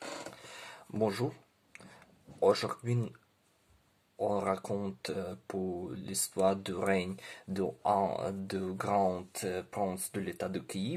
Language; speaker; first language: French; non-native, learner; Ukrainian